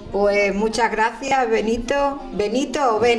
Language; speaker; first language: Spanish; native; Spanish